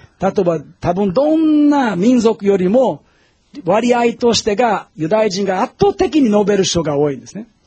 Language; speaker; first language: Japanese; non-native, fluent; Portuguese